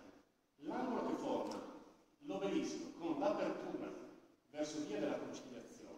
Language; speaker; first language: Italian; native; Italian